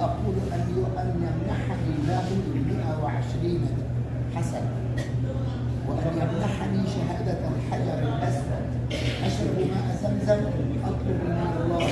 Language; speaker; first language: Arabic; native; Arabic